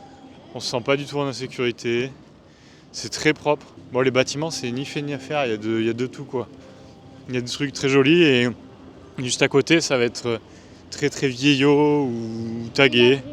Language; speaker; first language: French; native; French